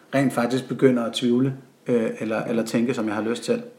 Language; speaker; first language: Danish; native; Danish